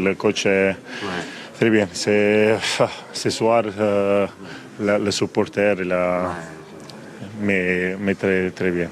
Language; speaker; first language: French; non-native, learner; Italian